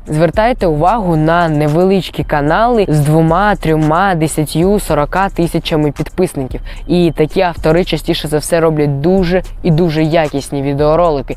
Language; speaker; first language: Ukrainian; non-native, local second language; Russian